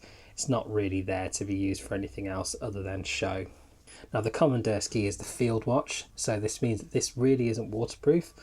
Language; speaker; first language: English; native; English